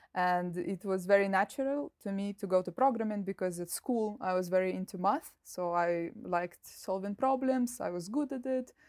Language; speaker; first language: English; non-native, fluent; Russian